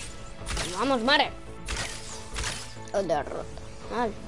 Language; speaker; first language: Spanish; early bilingual, heritage; English